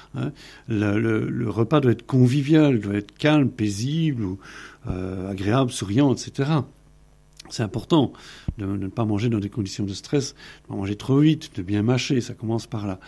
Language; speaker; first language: French; native; French